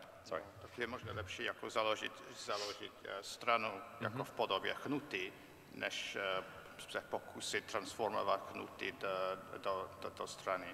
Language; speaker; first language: Czech; non-native, fluent; English